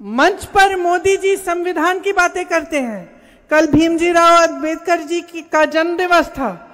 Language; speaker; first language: Hindi; native; Hindi